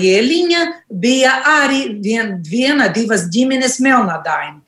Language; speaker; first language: Latvian; non-native, learner; Portuguese